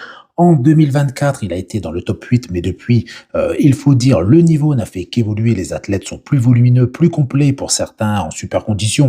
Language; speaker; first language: French; native; French